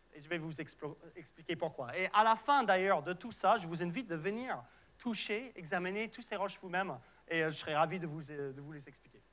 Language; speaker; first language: French; non-native, fluent; English